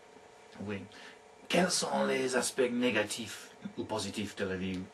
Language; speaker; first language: French; non-native, fluent; English